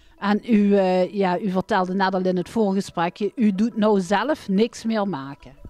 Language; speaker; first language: Dutch; native; Dutch